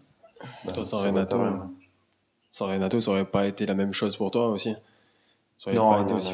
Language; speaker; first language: French; native; French